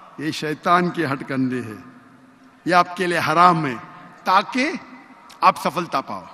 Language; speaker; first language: Urdu; non-native, local second language; Konkani